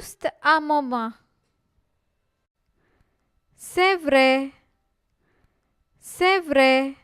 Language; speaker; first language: French; non-native, fluent; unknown